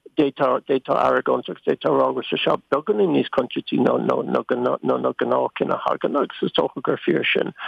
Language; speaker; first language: Irish; native; Irish